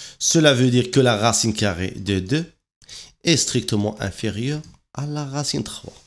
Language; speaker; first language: French; non-native, local second language; Arabic